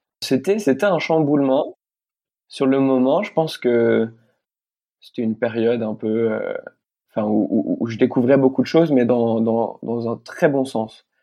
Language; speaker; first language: French; native; French